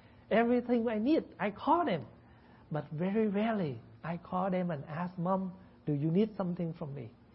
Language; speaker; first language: English; non-native, fluent; Vietnamese